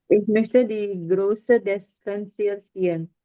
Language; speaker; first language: German; non-native, learner; Indonesian